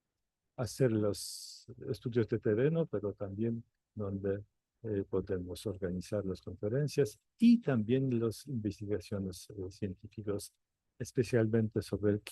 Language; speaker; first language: Spanish; non-native, fluent; Polish